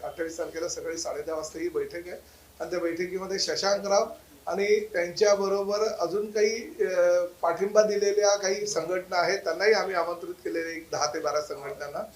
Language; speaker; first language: Marathi; native; Marathi